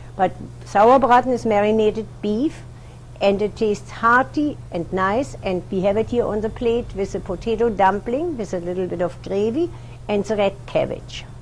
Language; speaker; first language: English; non-native, fluent; German